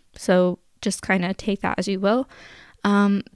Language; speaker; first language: English; native; English